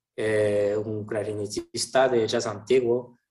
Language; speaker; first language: Spanish; non-native, fluent; French